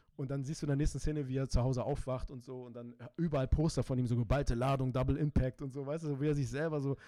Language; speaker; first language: German; early bilingual, other home language; Turkish